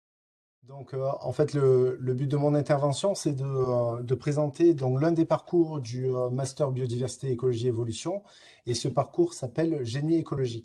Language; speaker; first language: French; native; French